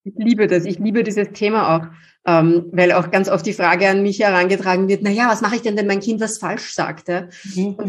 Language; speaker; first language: German; native; German